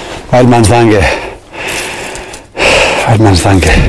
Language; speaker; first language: German; non-native, learner; Danish